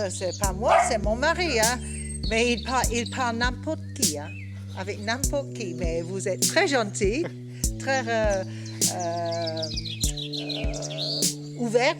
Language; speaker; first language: French; non-native, learner; English